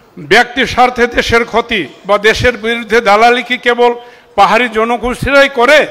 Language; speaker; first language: Bangla; non-native, local second language; Marma